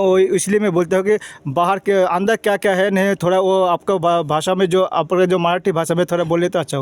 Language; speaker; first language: Hindi; non-native, local second language; Bangla